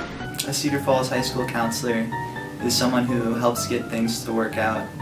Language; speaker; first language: English; native; English